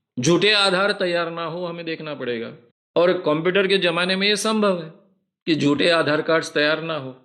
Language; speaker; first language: Hindi; non-native, local second language; Marathi